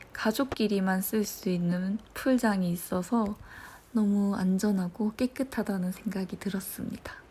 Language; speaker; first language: Korean; native; Korean